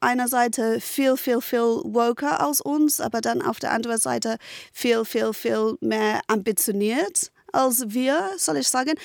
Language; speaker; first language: German; non-native, fluent; English